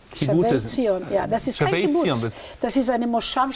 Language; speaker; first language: German; early bilingual, heritage; German